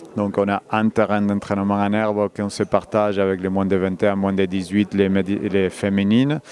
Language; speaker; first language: French; non-native, fluent; Spanish